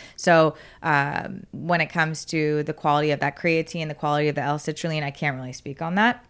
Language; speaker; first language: English; native; English